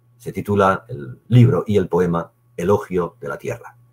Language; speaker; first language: Spanish; native; Spanish